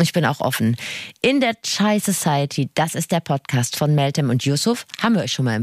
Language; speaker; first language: German; native; German